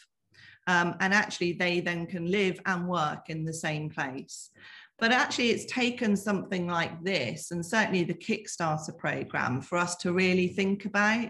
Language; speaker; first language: English; native; English